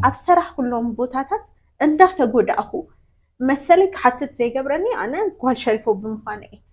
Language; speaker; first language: Tigrinya; non-native, local second language; Amharic